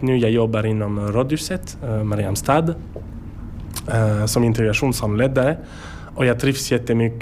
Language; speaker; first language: Swedish; non-native, learner; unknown